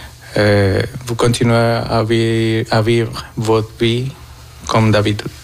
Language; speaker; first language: French; non-native, fluent; Spanish